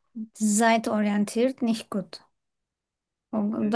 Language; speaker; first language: German; non-native, learner; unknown